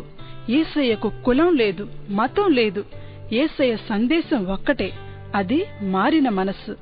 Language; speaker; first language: Telugu; native; Telugu